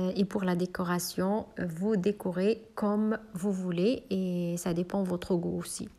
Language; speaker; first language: French; non-native, local second language; Arabic